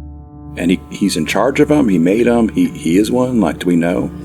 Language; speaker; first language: English; native; English